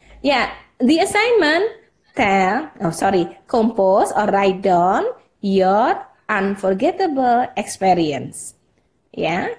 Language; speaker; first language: English; non-native, fluent; Indonesian